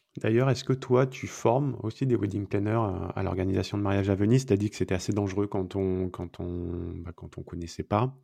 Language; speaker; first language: French; native; French